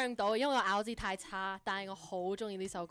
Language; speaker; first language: Cantonese; early bilingual, heritage; English